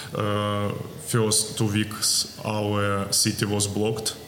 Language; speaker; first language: English; non-native, learner; Ukrainian